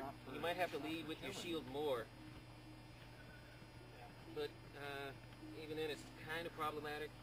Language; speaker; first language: English; native; English